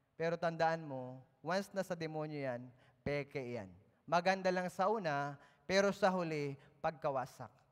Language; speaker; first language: Filipino; native; Filipino